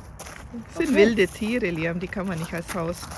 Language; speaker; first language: German; non-native, fluent; Filipino